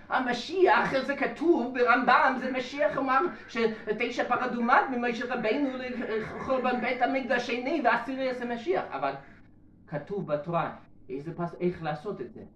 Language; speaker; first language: Hebrew; non-native, learner; Russian